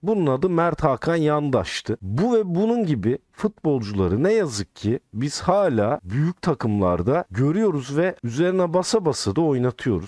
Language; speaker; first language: Turkish; native; Turkish